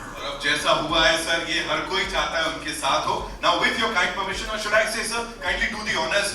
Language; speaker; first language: Hindi; native; Hindi